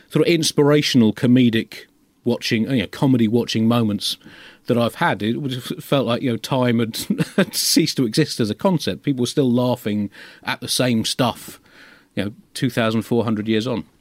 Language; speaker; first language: English; native; English